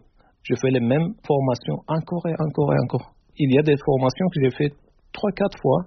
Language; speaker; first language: French; non-native, fluent; Turkish